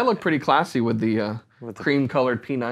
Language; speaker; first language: English; native; English